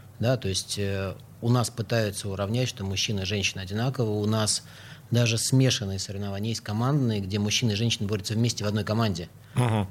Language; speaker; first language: Russian; native; Russian